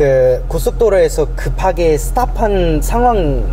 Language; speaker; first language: Korean; non-native, learner; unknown